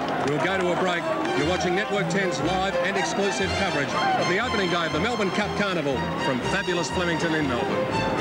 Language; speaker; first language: English; native; English